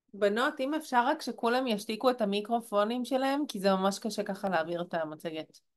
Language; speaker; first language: Hebrew; native; Hebrew